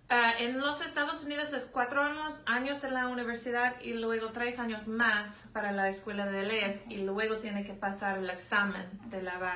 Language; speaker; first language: Spanish; non-native, fluent; English